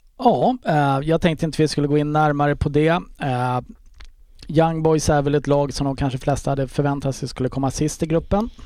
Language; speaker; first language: Swedish; native; Swedish